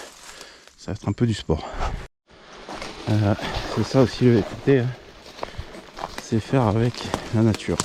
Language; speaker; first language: French; native; French